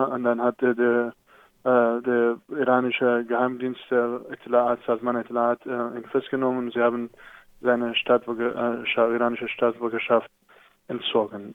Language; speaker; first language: German; non-native, fluent; Persian